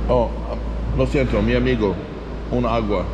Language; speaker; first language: Spanish; non-native, learner; English